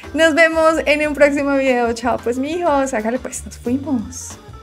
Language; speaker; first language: Spanish; native; Spanish